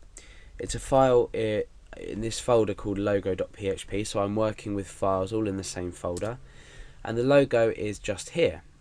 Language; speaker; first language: English; native; English